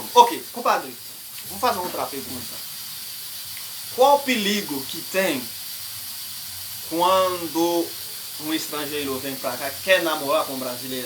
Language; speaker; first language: Portuguese; non-native, learner; Haitian Creole